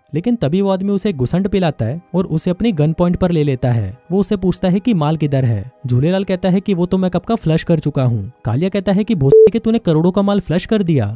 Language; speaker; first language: Hindi; native; Hindi